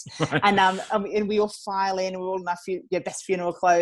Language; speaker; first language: English; native; English